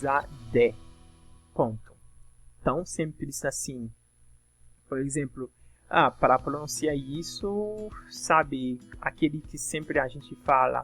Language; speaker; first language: Portuguese; non-native, fluent; French